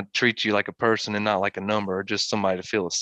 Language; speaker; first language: English; native; English